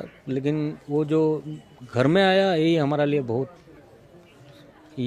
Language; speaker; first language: Hindi; non-native, local second language; Bangla